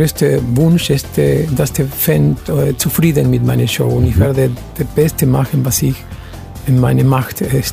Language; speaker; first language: German; non-native, fluent; Spanish